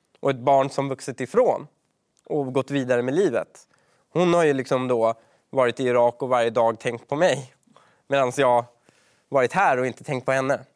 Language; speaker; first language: Swedish; early bilingual, other home language; Persian